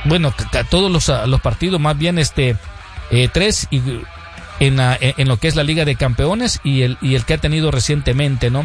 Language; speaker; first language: Spanish; native; Spanish